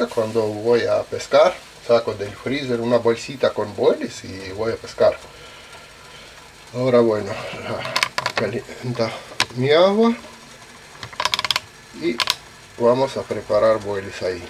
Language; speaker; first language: Spanish; non-native, learner; Russian